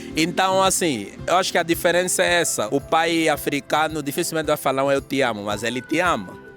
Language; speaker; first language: Portuguese; native; Portuguese